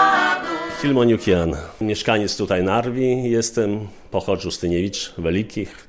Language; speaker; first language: Polish; non-native, local second language; Ukrainian